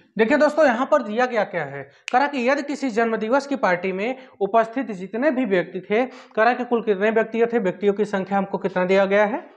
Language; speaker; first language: Hindi; native; Hindi